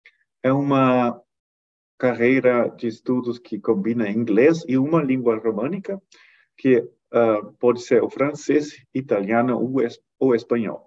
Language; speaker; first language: Portuguese; non-native, fluent; German